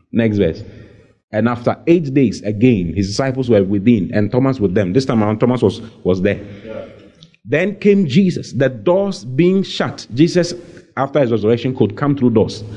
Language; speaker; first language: English; non-native, local second language; Akan